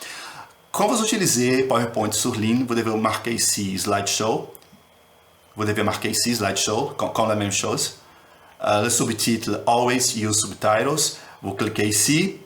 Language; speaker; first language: French; non-native, learner; Portuguese